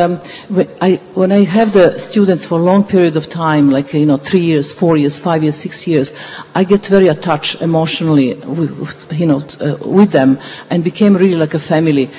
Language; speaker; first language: English; non-native, fluent; Dutch